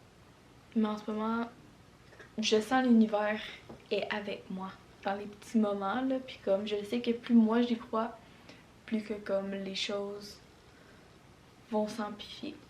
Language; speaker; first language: French; native; French